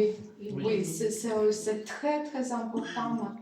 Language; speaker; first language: French; non-native, learner; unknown